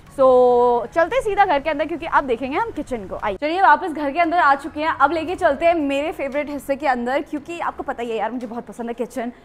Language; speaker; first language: Hindi; native; Hindi